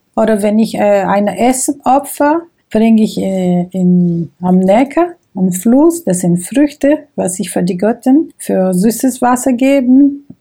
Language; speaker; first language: German; non-native, fluent; Portuguese